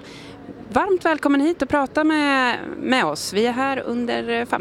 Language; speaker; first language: Swedish; native; Swedish